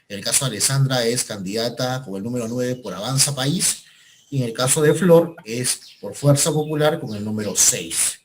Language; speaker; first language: Spanish; native; Spanish